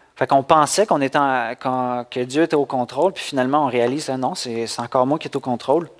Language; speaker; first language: French; native; French